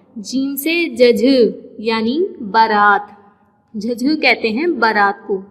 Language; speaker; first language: Urdu; non-native, local second language; Sindhi